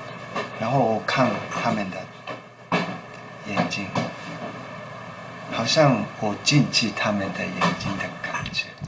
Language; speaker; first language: Chinese; non-native, learner; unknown